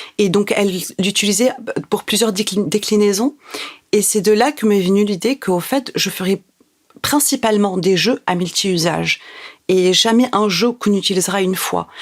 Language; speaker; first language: French; non-native, local second language; Arabic